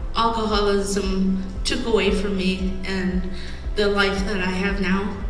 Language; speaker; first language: English; native; English